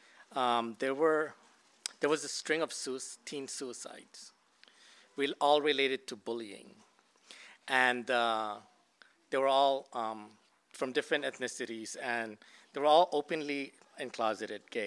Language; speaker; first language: English; native; English